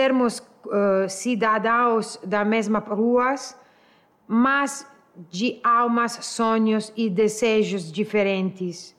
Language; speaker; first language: Portuguese; non-native, learner; Italian